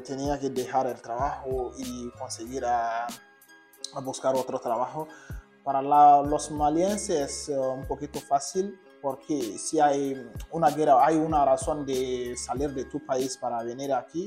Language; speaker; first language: Spanish; non-native, learner; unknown